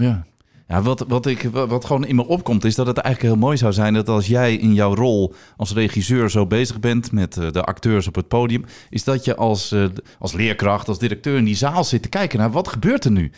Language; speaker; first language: Dutch; native; Dutch